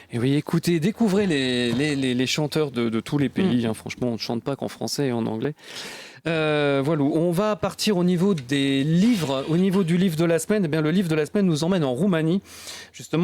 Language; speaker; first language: French; native; French